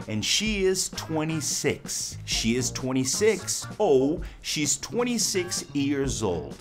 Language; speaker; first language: English; non-native, fluent; Portuguese